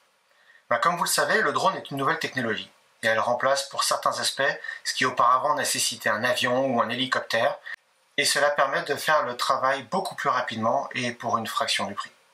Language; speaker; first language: French; native; French